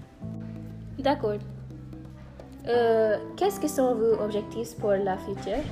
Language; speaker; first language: French; non-native, learner; English